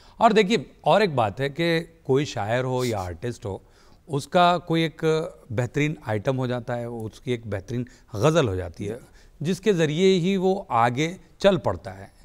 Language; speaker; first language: Urdu; native; Urdu